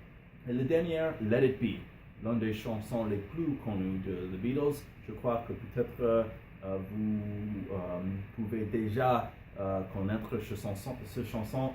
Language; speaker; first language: French; non-native, learner; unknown